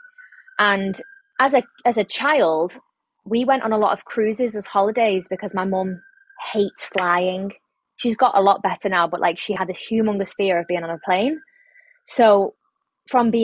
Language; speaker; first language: English; native; English